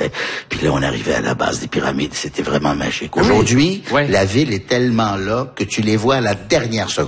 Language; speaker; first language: French; early bilingual, heritage; French